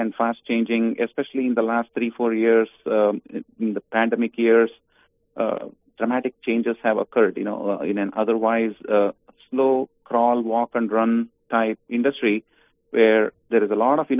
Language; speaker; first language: English; non-native, local second language; Kannada